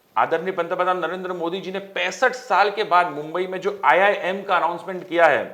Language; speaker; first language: Hindi; non-native, local second language; Marathi